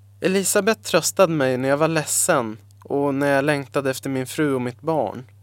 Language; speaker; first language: Swedish; non-native, fluent; Arabic